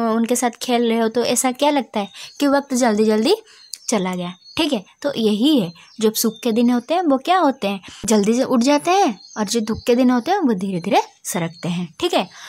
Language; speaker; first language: Hindi; non-native, local second language; Odia